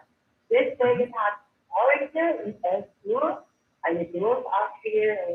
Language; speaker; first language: German; non-native, learner; Korean